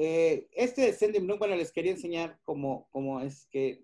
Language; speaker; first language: Spanish; native; Spanish